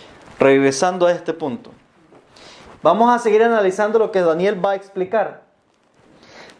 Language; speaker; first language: Spanish; native; Spanish